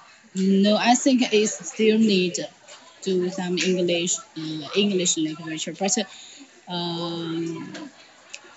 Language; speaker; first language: English; non-native, learner; Chinese